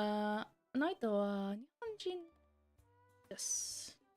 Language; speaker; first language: Japanese; non-native, learner; English